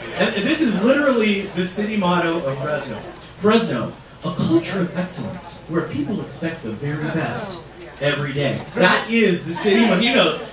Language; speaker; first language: English; native; English